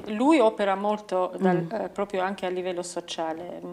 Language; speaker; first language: Italian; non-native, fluent; Albanian